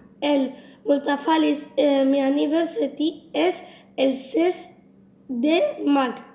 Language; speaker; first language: Catalan; non-native, learner; Arabic